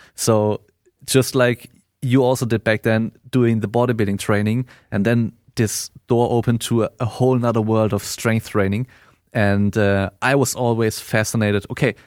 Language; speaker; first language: English; non-native, fluent; German